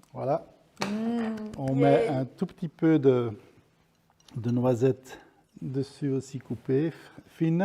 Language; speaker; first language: French; non-native, local second language; Dutch